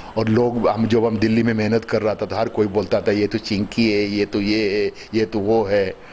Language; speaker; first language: Hindi; non-native, local second language; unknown